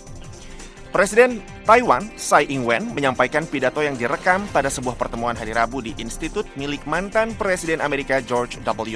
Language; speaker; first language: Indonesian; native; Indonesian